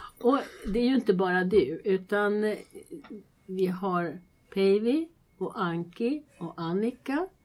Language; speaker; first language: Swedish; native; Swedish